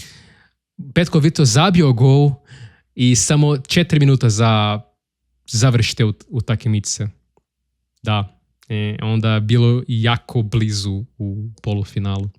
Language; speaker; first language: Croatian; non-native, learner; Portuguese